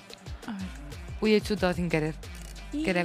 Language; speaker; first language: Spanish; native; Spanish